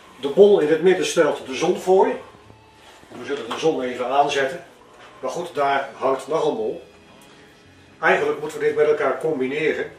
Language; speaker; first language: Dutch; native; Dutch